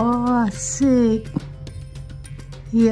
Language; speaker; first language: Dutch; non-native, learner; Indonesian